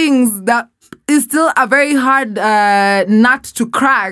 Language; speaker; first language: English; non-native, local second language; Swahili